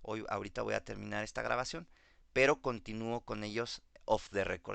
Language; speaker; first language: Spanish; native; Spanish